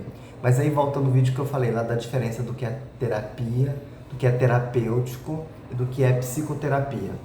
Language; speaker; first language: Portuguese; native; Portuguese